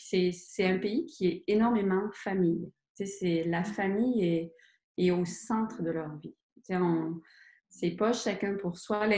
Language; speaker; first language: French; native; French